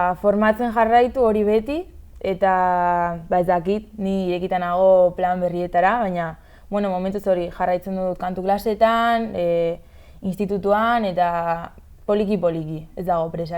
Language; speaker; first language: Basque; non-native, local second language; Spanish